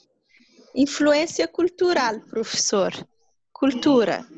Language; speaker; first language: Portuguese; non-native, local second language; Kabuverdianu